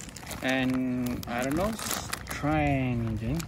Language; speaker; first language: English; non-native, learner; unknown